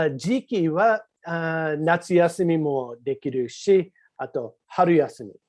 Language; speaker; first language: Japanese; non-native, fluent; English